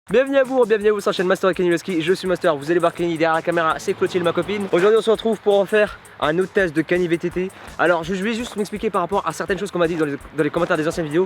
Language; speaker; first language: French; native; French